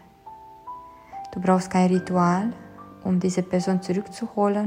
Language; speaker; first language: German; non-native, fluent; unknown